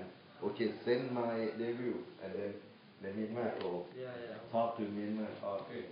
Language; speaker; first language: English; non-native, fluent; Thai